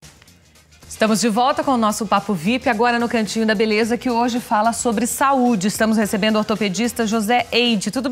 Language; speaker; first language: Portuguese; native; Portuguese